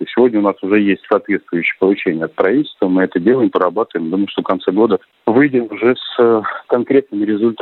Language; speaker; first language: Russian; native; Russian